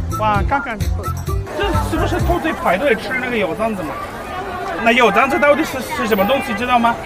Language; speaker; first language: Chinese; non-native, fluent; Bulgarian